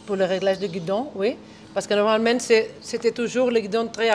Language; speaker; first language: French; non-native, fluent; Spanish